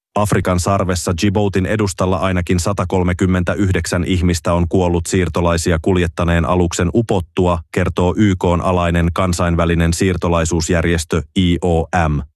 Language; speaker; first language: Finnish; native; Finnish